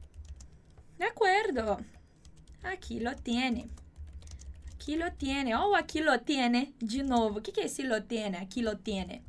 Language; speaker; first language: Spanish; non-native, fluent; Portuguese